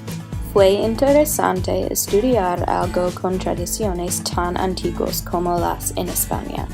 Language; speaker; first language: Spanish; non-native, learner; English